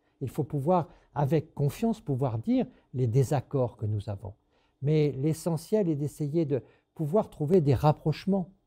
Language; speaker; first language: French; native; French